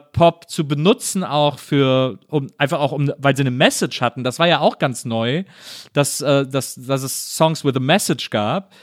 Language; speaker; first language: German; native; German